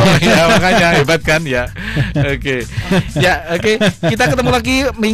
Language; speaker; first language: Indonesian; native; Indonesian